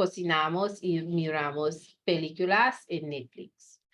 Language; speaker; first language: Spanish; non-native, fluent; English